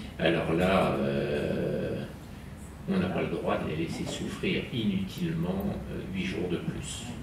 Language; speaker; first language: French; native; French